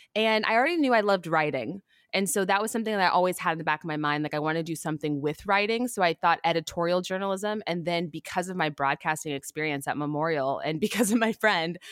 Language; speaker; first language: English; native; English